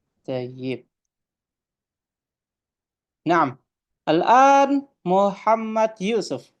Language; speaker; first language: Arabic; non-native, fluent; Indonesian